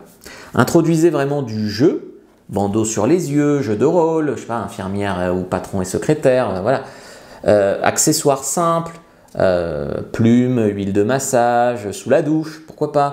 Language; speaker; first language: French; native; French